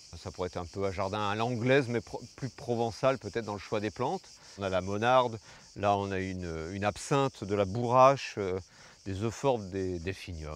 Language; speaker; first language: French; native; French